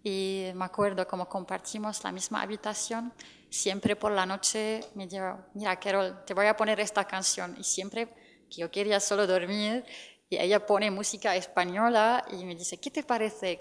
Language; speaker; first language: Spanish; non-native, fluent; Arabic